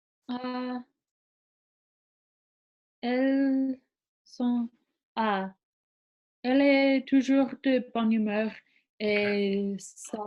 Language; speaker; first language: French; non-native, learner; English